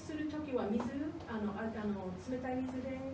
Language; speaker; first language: Japanese; non-native, fluent; English